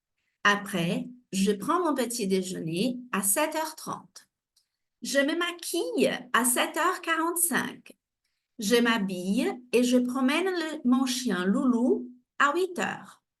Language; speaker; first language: French; non-native, fluent; Portuguese